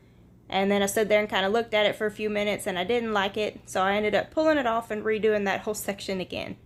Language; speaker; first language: English; native; English